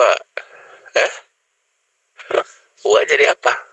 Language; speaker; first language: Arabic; non-native, fluent; Indonesian